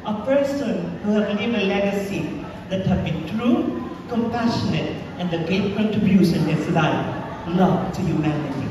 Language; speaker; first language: English; non-native, local second language; Filipino